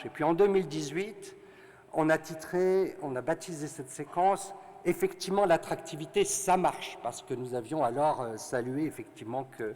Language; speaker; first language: French; native; French